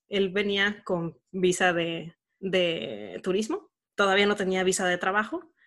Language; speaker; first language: Spanish; native; Spanish